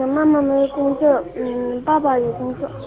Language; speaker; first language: Chinese; non-native, local second language; Tibetan